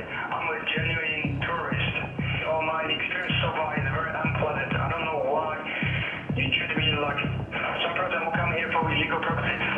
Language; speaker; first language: English; non-native, learner; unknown